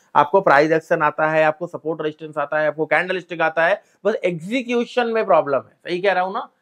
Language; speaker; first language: Hindi; native; Hindi